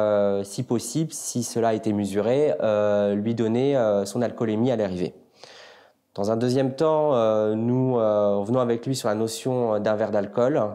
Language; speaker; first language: French; native; French